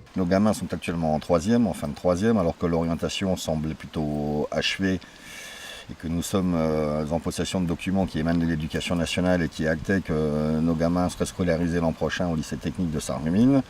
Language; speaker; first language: French; native; French